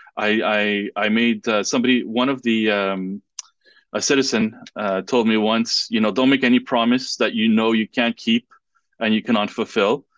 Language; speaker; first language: English; non-native, fluent; French